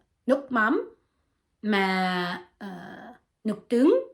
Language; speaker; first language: Vietnamese; non-native, learner; French